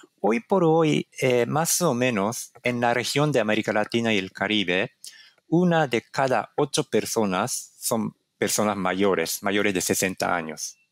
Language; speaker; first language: Spanish; non-native, fluent; Japanese